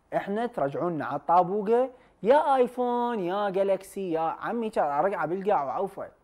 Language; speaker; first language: Arabic; native; Arabic